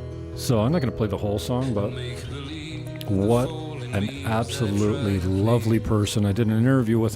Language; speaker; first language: English; native; English